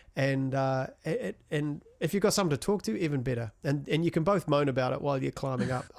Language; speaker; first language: English; native; English